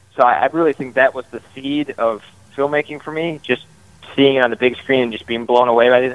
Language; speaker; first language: English; native; English